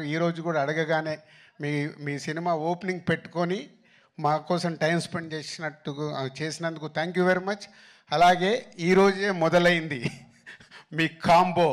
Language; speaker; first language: Telugu; native; Telugu